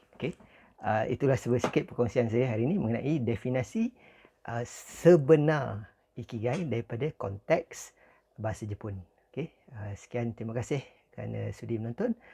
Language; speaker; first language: Malay; native; Malay